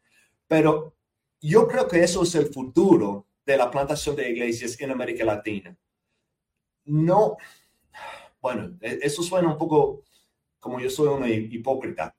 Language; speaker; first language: Spanish; non-native, fluent; English